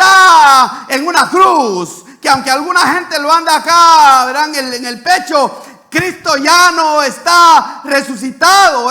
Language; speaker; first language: Spanish; native; Spanish